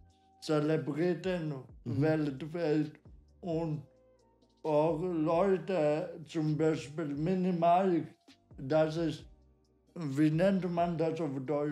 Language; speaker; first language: German; non-native, learner; Polish